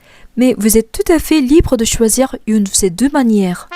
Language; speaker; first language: French; non-native, fluent; Japanese